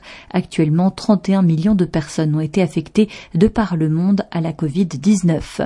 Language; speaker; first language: French; native; French